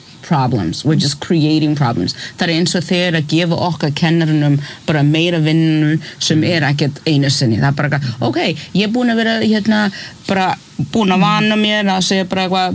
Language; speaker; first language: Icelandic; early bilingual, other home language; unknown